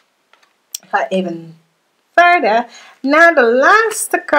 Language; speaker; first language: Dutch; non-native, learner; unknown